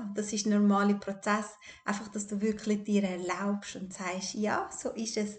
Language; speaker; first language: German; early bilingual, other home language; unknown